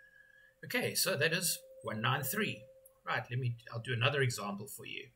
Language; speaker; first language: English; native; English